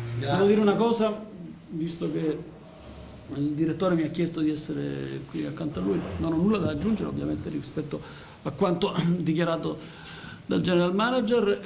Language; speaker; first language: Italian; native; Italian